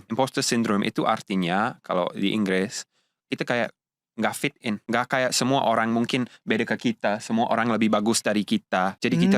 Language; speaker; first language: Indonesian; non-native, fluent; English